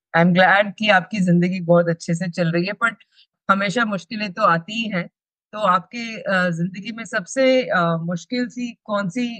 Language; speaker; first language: Hindi; non-native, local second language; Telugu